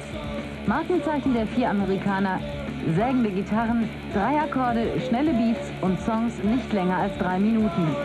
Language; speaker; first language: German; native; German